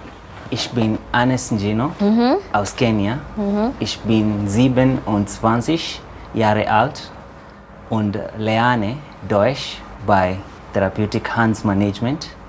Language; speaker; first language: German; non-native, learner; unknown